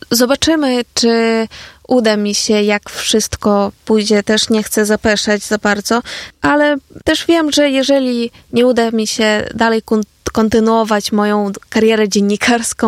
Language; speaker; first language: Polish; non-native, fluent; Ukrainian